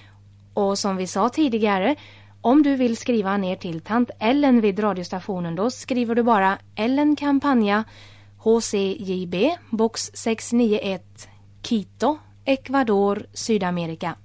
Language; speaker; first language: Swedish; native; Swedish